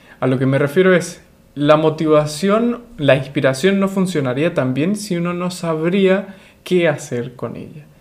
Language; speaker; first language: Spanish; native; Spanish